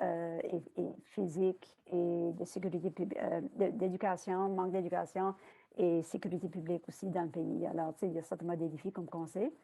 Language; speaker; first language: French; native; French